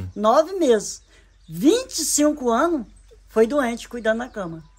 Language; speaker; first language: Portuguese; native; Portuguese